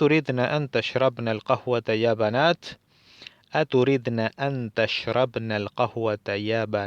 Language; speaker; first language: Arabic; non-native, fluent; Spanish